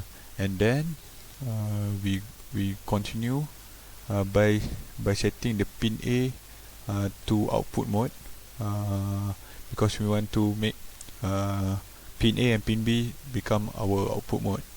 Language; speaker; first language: English; non-native, local second language; Malay